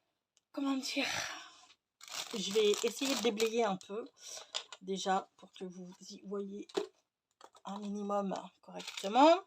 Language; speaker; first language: French; native; French